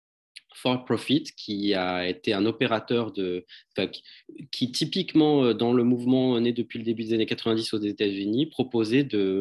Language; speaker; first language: French; native; French